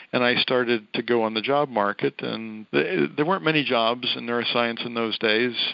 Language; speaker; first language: English; native; English